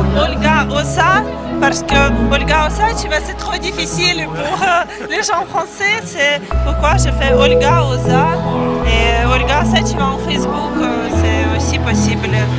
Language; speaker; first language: French; non-native, learner; Ukrainian